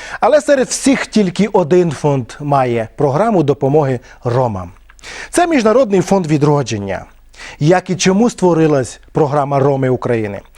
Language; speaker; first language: Ukrainian; non-native, local second language; Romany